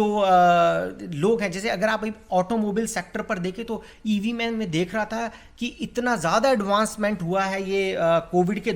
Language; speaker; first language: Hindi; native; Hindi